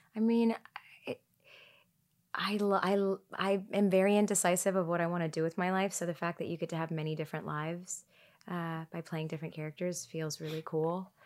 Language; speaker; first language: English; early bilingual, other home language; Tigrinya